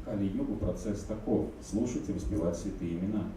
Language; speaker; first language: Russian; native; Russian